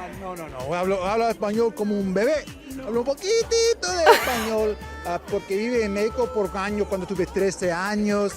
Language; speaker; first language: Spanish; non-native, learner; English